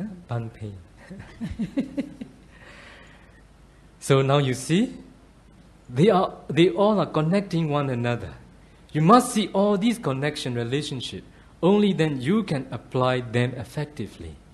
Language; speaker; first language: English; non-native, fluent; Burmese